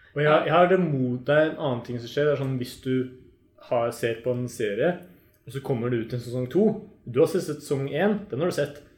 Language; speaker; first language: Norwegian; native; Norwegian